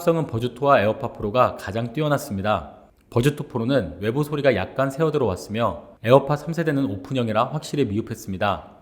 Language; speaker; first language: Korean; native; Korean